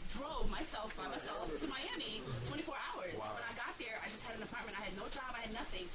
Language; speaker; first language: English; early bilingual, other home language; Bosnian